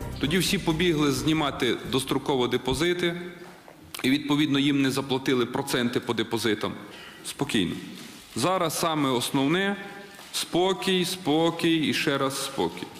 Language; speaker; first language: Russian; non-native, local second language; Ukrainian